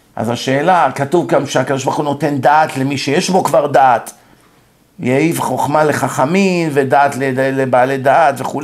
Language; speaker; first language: Hebrew; native; Hebrew